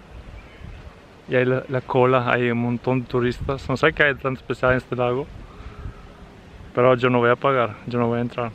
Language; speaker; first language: Spanish; non-native, fluent; Italian